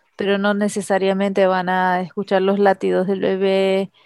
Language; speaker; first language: Spanish; early bilingual, heritage; Spanish